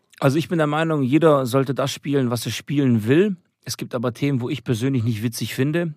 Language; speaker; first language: German; early bilingual, other home language; Albanian